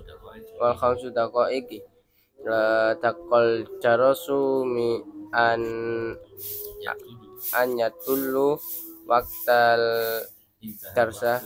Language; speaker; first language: Arabic; non-native, learner; Indonesian